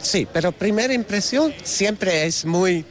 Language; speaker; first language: Spanish; non-native, learner; Dutch